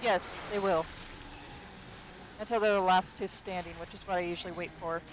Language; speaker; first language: English; native; English